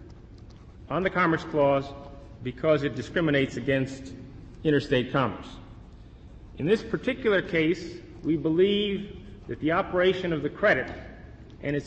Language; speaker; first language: English; native; English